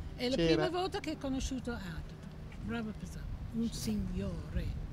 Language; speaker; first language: Italian; non-native, fluent; English